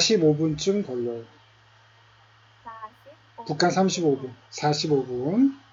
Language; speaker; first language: Korean; native; Korean